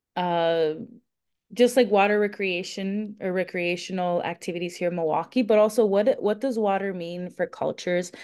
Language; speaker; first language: English; native; English